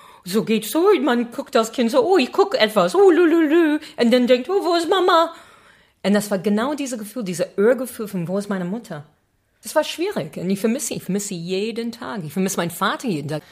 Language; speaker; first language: German; non-native, fluent; English